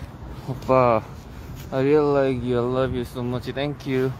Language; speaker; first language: English; non-native, learner; Korean